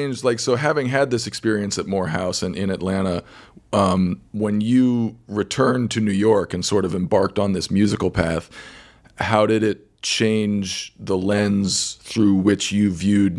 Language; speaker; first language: English; native; English